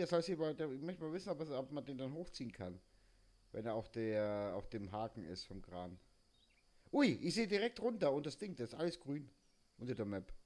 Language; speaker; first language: German; native; German